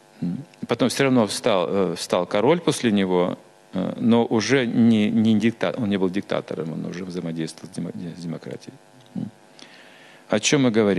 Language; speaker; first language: Russian; native; Russian